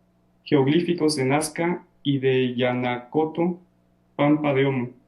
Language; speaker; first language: Spanish; native; Spanish